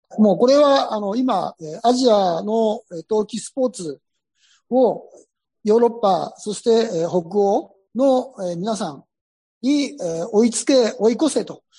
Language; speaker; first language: Japanese; native; Japanese